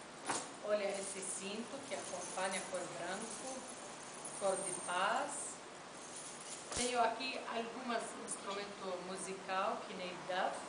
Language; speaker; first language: Portuguese; non-native, fluent; Arabic